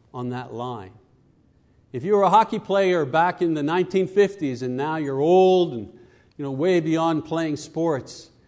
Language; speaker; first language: English; native; English